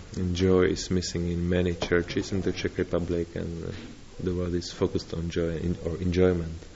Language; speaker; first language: English; non-native, learner; Czech